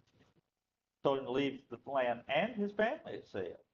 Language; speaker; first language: English; native; English